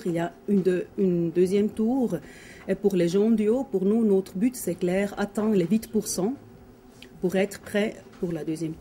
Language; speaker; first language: French; non-native, local second language; German